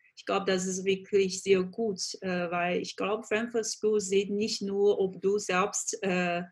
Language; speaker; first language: German; non-native, fluent; Chinese